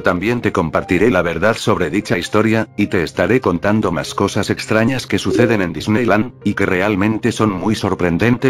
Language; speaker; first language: Spanish; native; Spanish